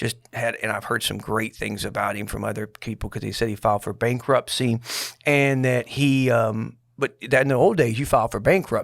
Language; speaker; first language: English; native; English